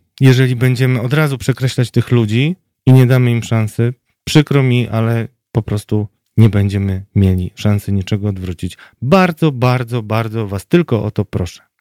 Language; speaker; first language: Polish; native; Polish